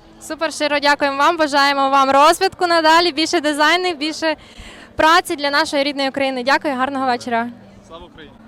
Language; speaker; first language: Ukrainian; native; Ukrainian